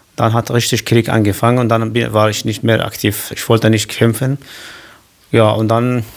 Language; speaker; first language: German; non-native, learner; Kurdish